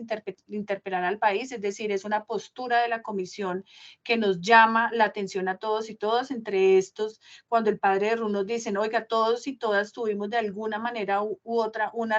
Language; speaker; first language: Spanish; native; Spanish